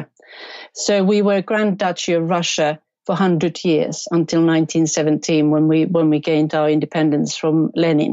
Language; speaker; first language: English; non-native, fluent; Finnish